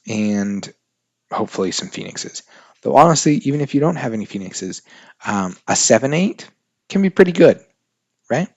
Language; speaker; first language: English; native; English